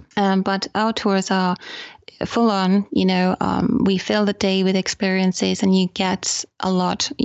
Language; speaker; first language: English; non-native, fluent; Finnish